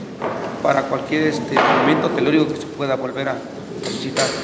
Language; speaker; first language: Spanish; native; Spanish